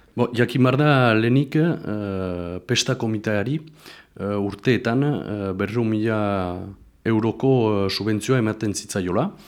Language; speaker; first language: Basque; native; Basque